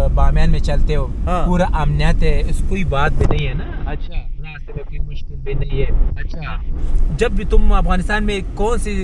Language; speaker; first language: Hindi; non-native, learner; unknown